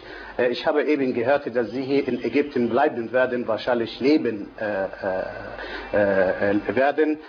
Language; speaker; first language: German; non-native, fluent; Arabic